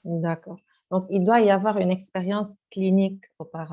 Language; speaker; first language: French; non-native, local second language; Arabic